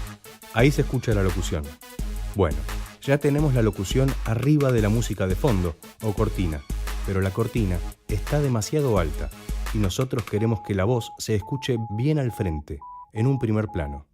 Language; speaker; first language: Spanish; native; Spanish